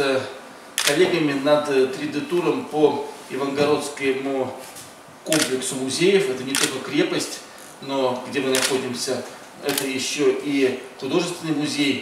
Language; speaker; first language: Russian; native; Russian